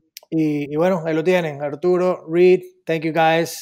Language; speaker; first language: Spanish; native; Spanish